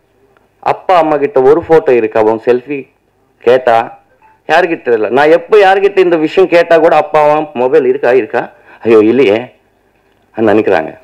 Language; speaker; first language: Tamil; non-native, learner; Telugu